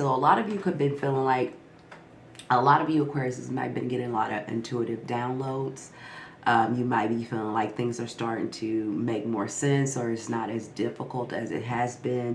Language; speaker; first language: English; native; English